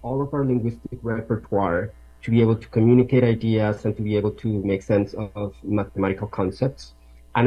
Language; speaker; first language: English; non-native, fluent; Spanish